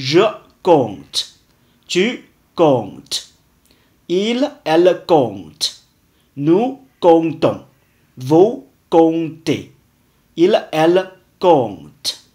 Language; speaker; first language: French; non-native, fluent; Chinese